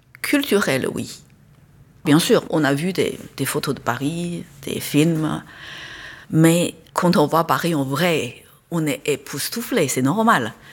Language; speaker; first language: French; non-native, fluent; Chinese